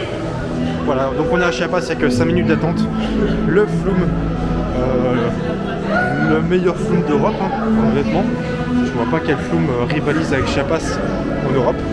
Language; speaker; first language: French; native; French